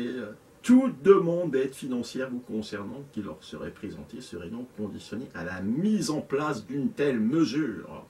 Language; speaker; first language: French; native; French